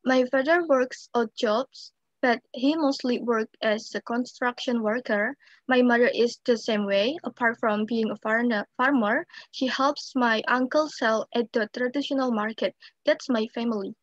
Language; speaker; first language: English; non-native, learner; Indonesian